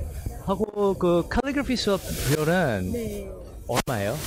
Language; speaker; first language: Korean; non-native, learner; English